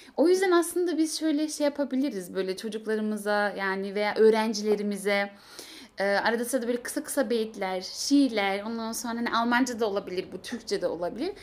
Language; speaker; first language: Turkish; early bilingual, heritage; Turkish